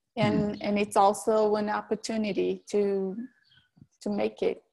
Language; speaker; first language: English; non-native, fluent; Portuguese